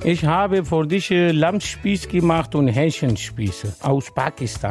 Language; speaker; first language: German; non-native, learner; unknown